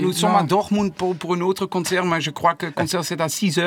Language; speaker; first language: French; non-native, learner; Dutch